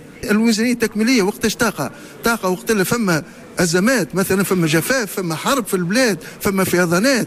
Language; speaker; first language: Arabic; native; Arabic